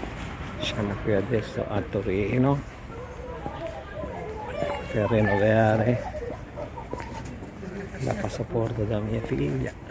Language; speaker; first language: Italian; non-native, learner; Filipino